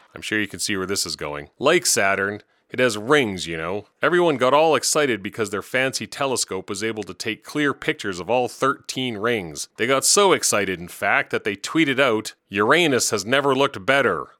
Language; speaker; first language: English; native; English